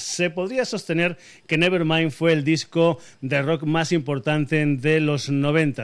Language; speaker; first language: Spanish; native; Spanish